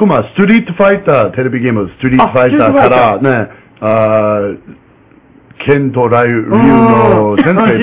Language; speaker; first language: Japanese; non-native, learner; English